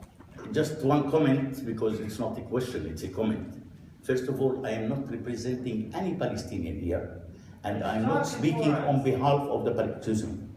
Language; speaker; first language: English; non-native, fluent; Arabic